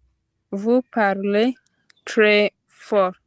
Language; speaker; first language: French; non-native, learner; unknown